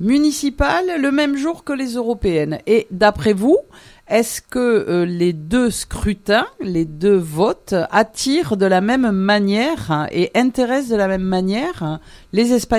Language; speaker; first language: French; native; French